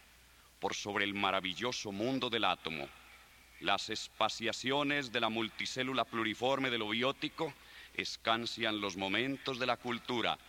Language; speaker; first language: Spanish; native; Spanish